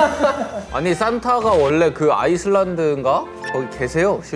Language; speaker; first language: Korean; native; Korean